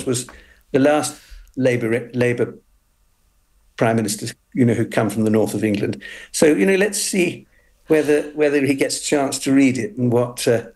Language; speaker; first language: English; native; English